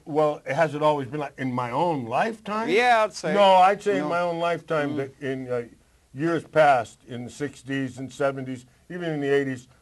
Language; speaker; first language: English; native; English